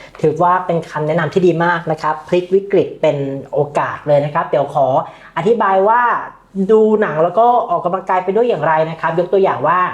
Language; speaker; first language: Thai; native; Thai